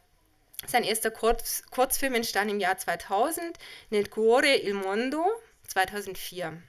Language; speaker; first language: German; native; German